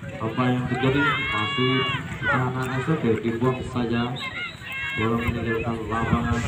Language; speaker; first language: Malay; non-native, local second language; Javanese